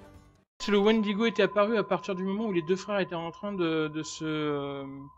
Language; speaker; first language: French; native; French